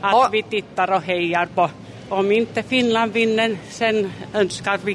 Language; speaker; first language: Swedish; non-native, fluent; Finnish